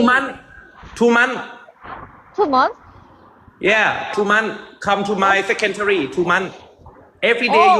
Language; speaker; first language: English; non-native, learner; Thai